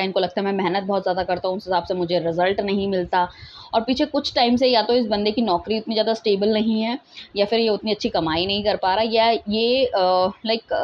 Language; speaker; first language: Hindi; native; Hindi